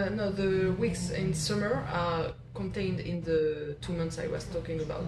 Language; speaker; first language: English; non-native, fluent; French